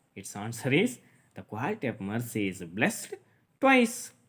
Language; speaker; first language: English; non-native, local second language; Kannada